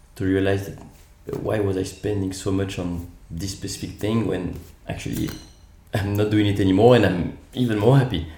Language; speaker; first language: English; non-native, fluent; French